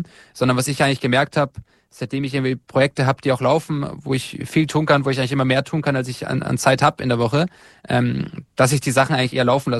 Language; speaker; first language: German; native; German